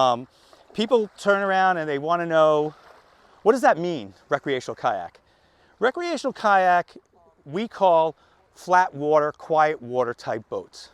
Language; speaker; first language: English; native; English